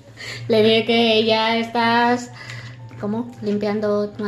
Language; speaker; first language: Spanish; non-native, learner; Indonesian